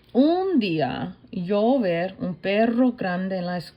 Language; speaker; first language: Spanish; non-native, fluent; English